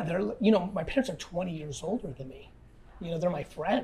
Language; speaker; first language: English; early bilingual, other home language; Russian